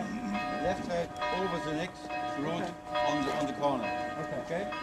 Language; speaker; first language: English; non-native, learner; German